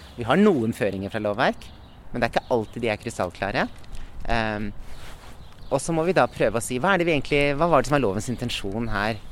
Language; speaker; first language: Norwegian; native; Norwegian